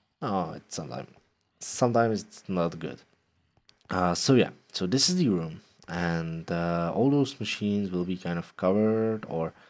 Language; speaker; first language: English; non-native, fluent; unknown